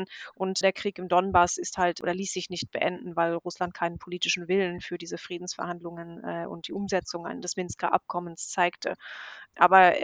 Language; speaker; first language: German; native; German